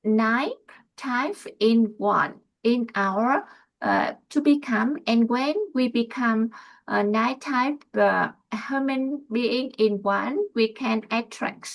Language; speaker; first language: English; non-native, learner; Vietnamese